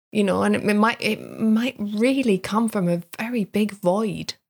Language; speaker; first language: English; native; English